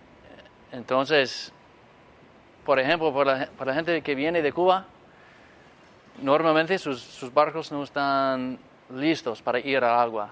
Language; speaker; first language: Spanish; non-native, fluent; English